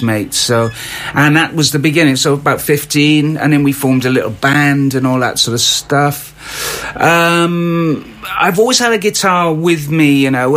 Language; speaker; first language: English; native; English